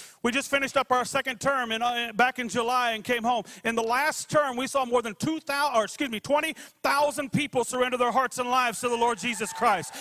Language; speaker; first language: English; native; English